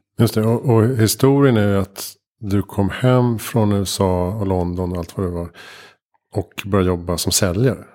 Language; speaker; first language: Swedish; native; Swedish